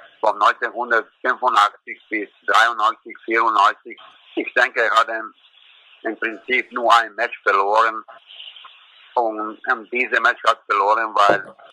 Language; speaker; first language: German; non-native, fluent; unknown